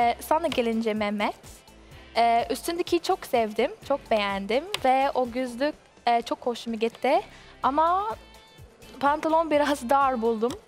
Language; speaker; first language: Turkish; non-native, learner; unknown